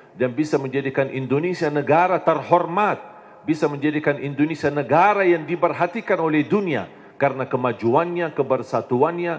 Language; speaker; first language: Indonesian; non-native, fluent; Arabic